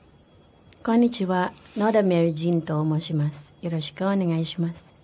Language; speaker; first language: Japanese; non-native, fluent; Filipino